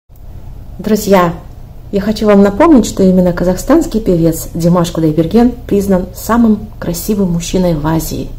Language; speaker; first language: Russian; native; Russian